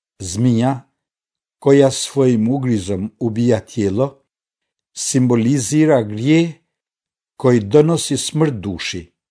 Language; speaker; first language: Croatian; non-native, fluent; Albanian